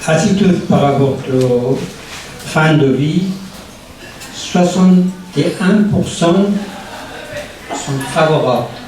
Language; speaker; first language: French; non-native, learner; Persian